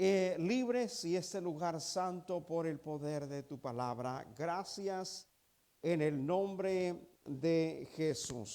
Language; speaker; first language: Spanish; native; Spanish